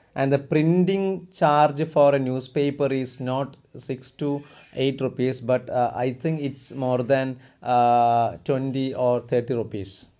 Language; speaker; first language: English; non-native, local second language; Malayalam